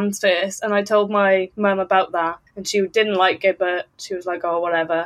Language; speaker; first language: English; native; English